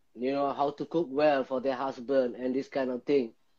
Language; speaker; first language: English; non-native, local second language; Malay